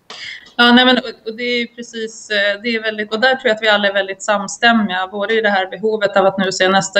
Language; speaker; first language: Swedish; native; Swedish